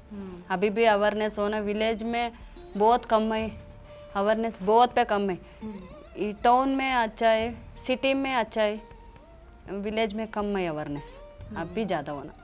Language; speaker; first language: Hindi; non-native, local second language; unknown